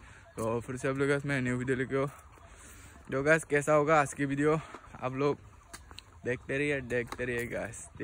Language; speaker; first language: Hindi; non-native, local second language; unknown